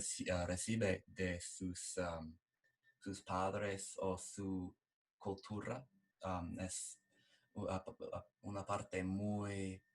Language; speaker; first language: Spanish; non-native, learner; English